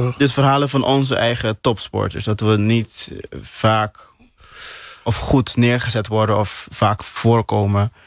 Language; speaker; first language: Dutch; non-native, local second language; Papiamento